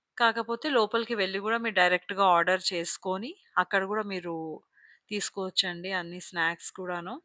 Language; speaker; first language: Telugu; non-native, local second language; Hindi